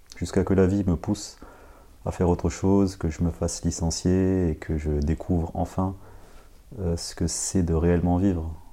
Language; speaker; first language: French; early bilingual, other home language; Khmer